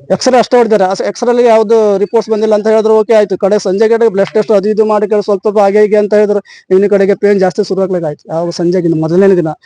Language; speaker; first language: Kannada; non-native, local second language; Konkani